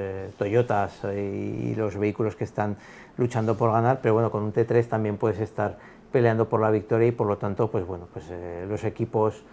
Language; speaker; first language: Spanish; native; Spanish